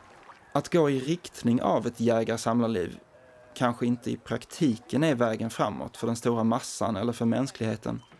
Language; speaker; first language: Swedish; native; Swedish